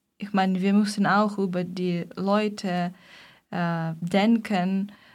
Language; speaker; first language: German; non-native, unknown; Ukrainian